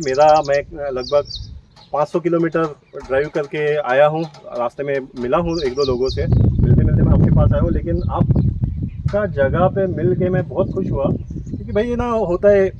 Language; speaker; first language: Hindi; non-native, local second language; Marathi